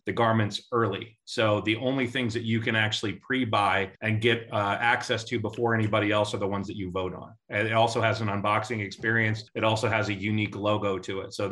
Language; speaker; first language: English; native; English